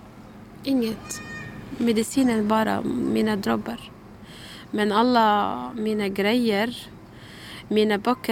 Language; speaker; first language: Swedish; non-native, learner; Arabic